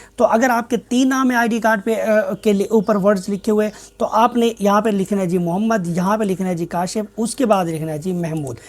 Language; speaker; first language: Urdu; non-native, local second language; Punjabi